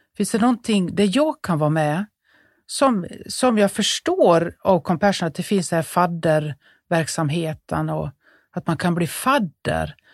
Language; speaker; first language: Swedish; native; Swedish